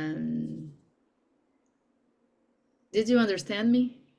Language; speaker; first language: English; non-native, learner; Portuguese